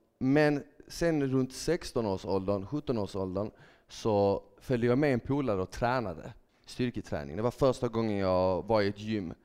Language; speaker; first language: Swedish; early bilingual, other home language; Bosnian